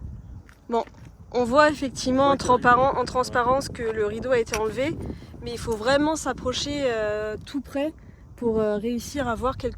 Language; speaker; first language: French; native; French